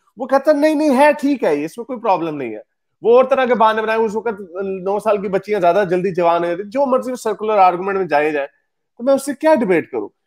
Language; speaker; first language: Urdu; native; Urdu